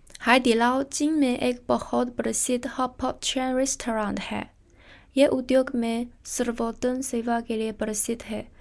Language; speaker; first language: Hindi; non-native, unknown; Chinese